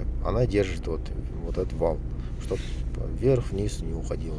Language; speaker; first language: Russian; non-native, local second language; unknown